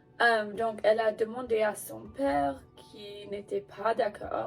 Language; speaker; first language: French; non-native, learner; English